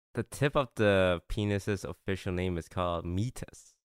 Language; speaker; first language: English; non-native, local second language; Chinese